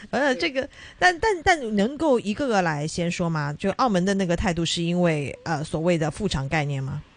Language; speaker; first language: Chinese; non-native, local second language; Cantonese